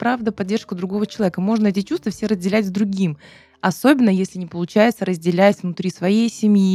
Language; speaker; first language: Russian; native; Russian